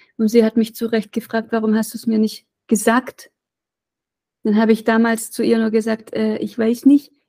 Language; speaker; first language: German; native; German